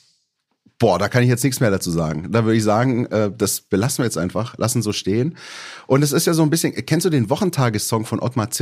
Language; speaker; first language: German; native; German